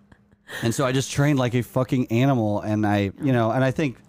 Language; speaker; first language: English; native; English